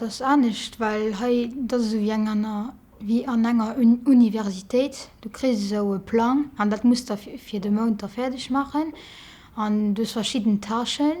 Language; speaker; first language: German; non-native, learner; French